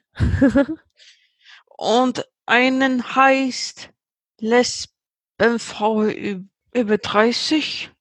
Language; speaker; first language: German; non-native, fluent; Swedish